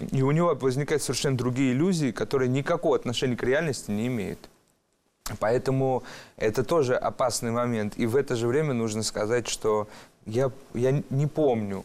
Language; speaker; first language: Russian; early bilingual, other home language; Georgian